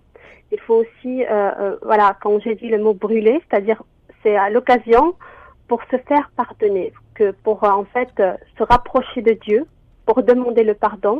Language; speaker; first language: French; non-native, local second language; Arabic